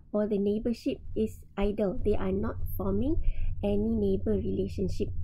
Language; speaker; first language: English; non-native, local second language; Malay